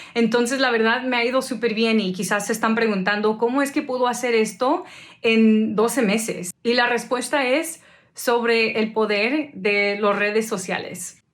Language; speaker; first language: Spanish; early bilingual, heritage; Spanish